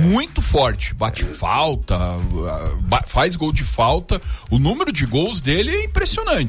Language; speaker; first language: Portuguese; native; Portuguese